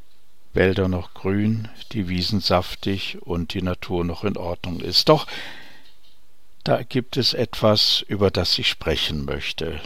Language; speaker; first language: German; native; German